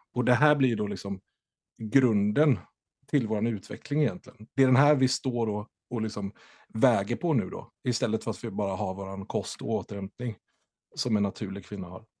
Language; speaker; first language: Swedish; native; Swedish